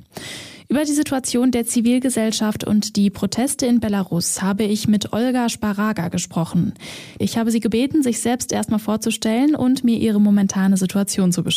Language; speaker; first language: German; native; German